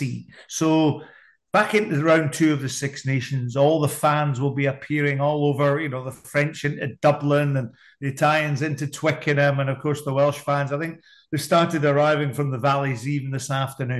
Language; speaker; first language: English; native; English